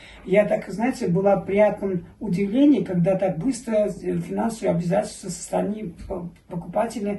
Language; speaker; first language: Russian; native; Russian